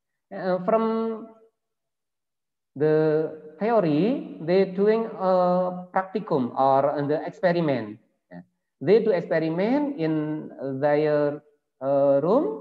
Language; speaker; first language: English; non-native, learner; Indonesian